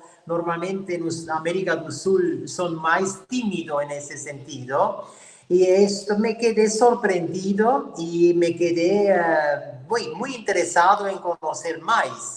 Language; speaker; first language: Portuguese; non-native, fluent; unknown